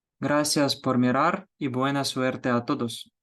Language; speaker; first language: Spanish; non-native, fluent; Ukrainian